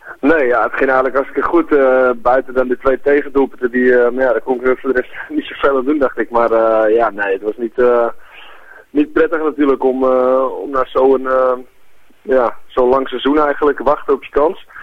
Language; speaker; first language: Dutch; native; Dutch